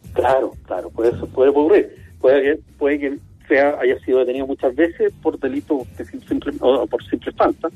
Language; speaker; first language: Spanish; native; Spanish